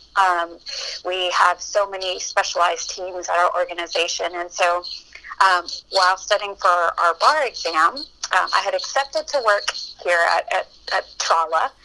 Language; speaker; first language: English; early bilingual, other home language; Spanish